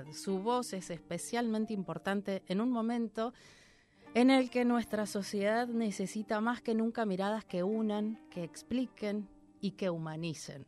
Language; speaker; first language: Spanish; native; Spanish